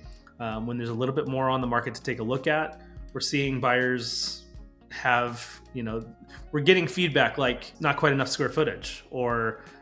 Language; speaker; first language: English; native; English